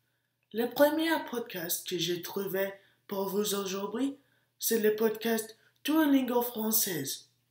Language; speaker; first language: French; non-native, learner; English